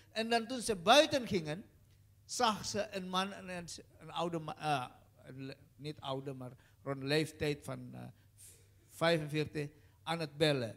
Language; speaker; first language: Dutch; non-native, learner; Indonesian